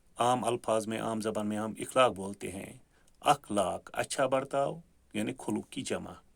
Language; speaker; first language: Urdu; non-native, local second language; Kashmiri